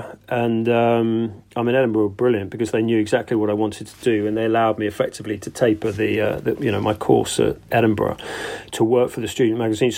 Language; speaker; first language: English; native; English